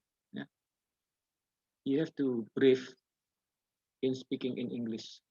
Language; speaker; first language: English; non-native, learner; Indonesian